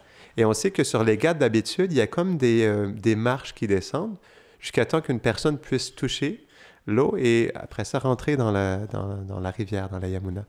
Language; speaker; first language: French; native; French